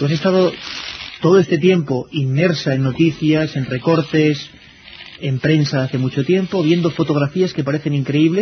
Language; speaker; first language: Spanish; native; Spanish